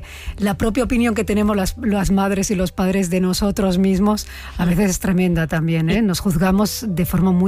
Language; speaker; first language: Spanish; native; Spanish